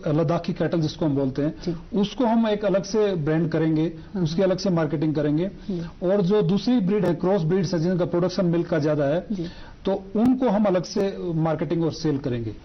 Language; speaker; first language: Hindi; non-native, local second language; Ladakhi